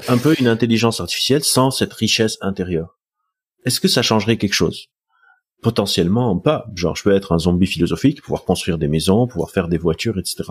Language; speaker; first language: French; non-native, local second language; Arabic